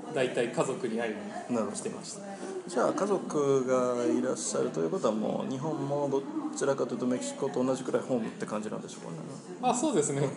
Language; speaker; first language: Japanese; early bilingual, other home language; Spanish